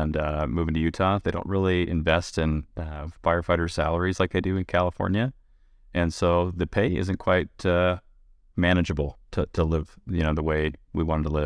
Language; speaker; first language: English; native; English